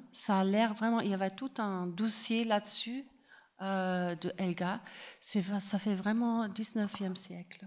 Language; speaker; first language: French; non-native, fluent; German